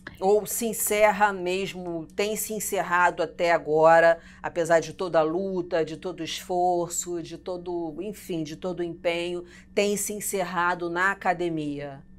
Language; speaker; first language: Portuguese; native; Portuguese